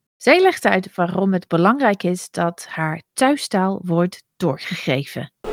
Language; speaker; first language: Dutch; non-native, fluent; English